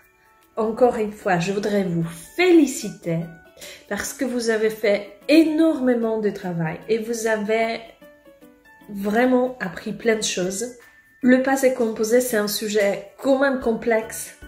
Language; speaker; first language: French; non-native, fluent; Polish